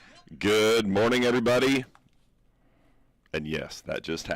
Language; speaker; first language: English; native; English